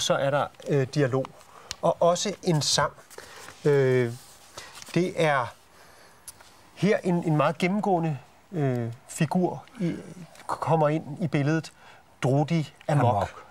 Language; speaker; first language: Danish; native; Danish